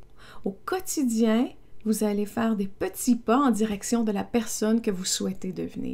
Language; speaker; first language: French; native; French